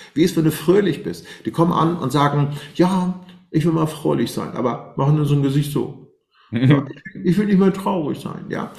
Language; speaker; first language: German; non-native, fluent; Persian